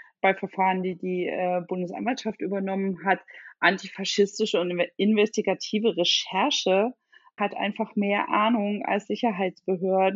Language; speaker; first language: German; native; German